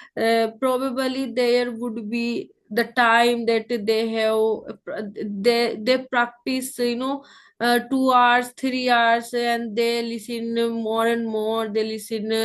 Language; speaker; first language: English; non-native, local second language; Hindi